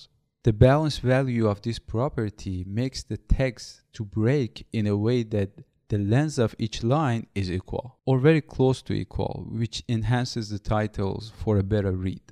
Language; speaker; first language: English; non-native, fluent; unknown